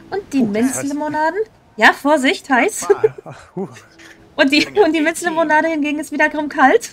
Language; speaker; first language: German; native; German